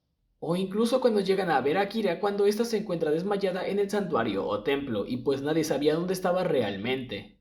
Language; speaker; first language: Spanish; native; Spanish